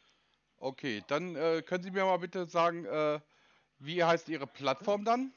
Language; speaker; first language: German; native; German